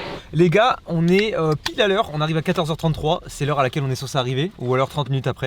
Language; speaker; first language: French; native; French